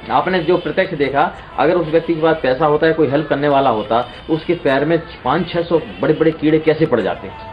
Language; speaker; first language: Hindi; native; Hindi